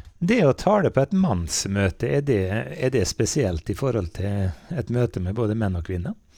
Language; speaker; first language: Norwegian; native; Norwegian